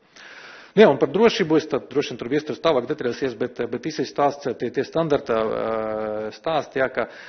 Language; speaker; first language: Latvian; non-native, local second language; Russian